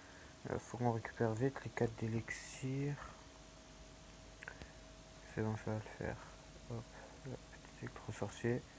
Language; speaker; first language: French; native; French